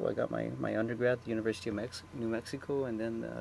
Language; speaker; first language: English; native; English